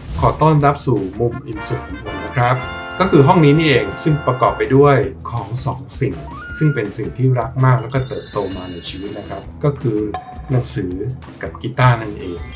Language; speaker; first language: Thai; early bilingual, heritage; Thai